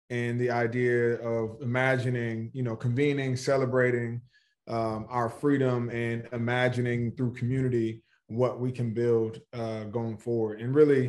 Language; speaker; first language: English; native; English